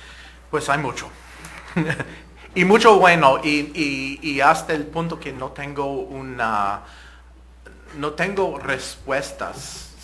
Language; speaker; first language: Spanish; non-native, fluent; English